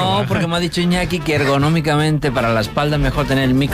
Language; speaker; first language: Spanish; native; Spanish